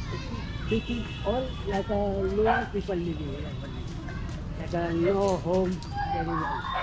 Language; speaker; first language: English; non-native, learner; Hindi